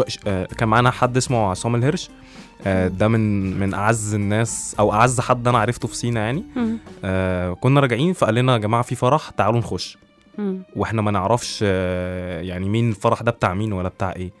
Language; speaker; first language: Arabic; native; Arabic